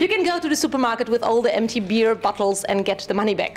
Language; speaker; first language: English; non-native, fluent; German